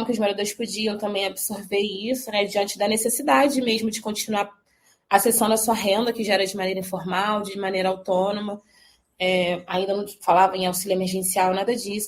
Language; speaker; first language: Portuguese; native; Portuguese